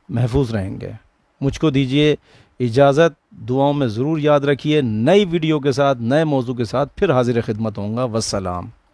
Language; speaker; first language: Hindi; native; Hindi